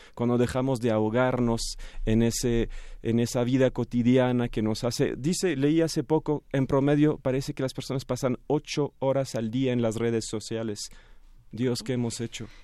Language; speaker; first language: Spanish; non-native, fluent; French